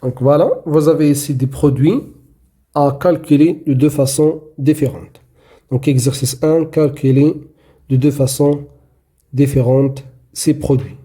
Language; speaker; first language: French; non-native, local second language; Arabic